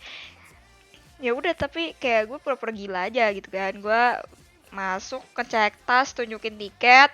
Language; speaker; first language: Indonesian; native; Indonesian